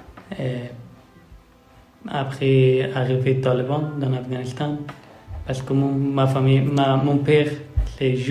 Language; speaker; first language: French; non-native, learner; Persian